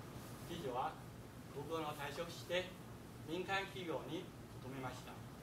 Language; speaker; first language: Japanese; non-native, fluent; Chinese